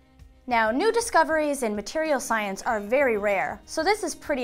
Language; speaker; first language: English; native; English